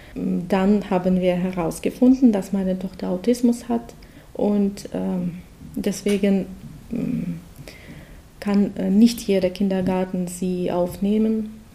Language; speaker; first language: German; non-native, learner; Russian